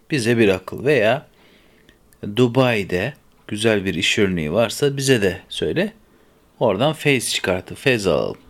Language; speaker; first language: Turkish; native; Turkish